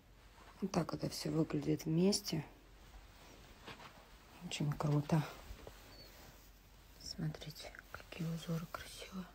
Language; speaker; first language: Russian; native; Russian